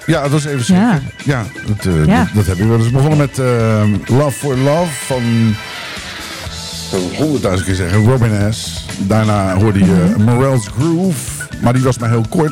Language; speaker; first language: Dutch; native; Dutch